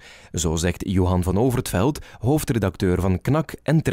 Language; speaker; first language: Dutch; native; Dutch